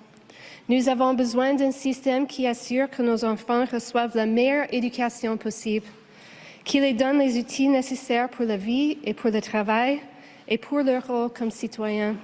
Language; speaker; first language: French; non-native, local second language; English